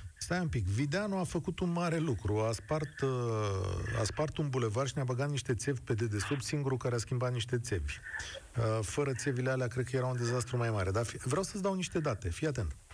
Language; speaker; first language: Romanian; native; Romanian